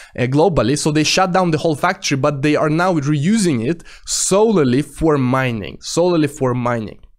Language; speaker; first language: English; non-native, fluent; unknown